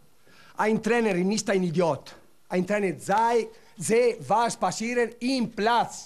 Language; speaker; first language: German; non-native, learner; Italian